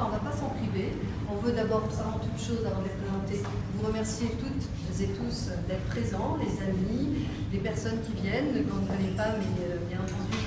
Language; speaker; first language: French; native; French